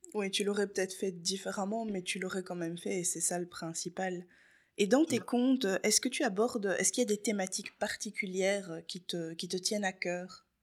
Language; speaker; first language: French; native; French